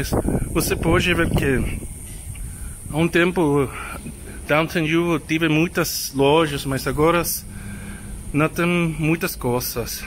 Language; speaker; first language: Portuguese; non-native, learner; English